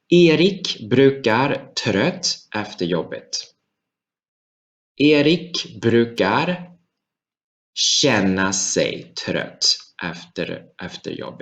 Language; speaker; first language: Swedish; non-native, fluent; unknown